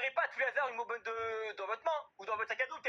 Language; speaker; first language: French; native; French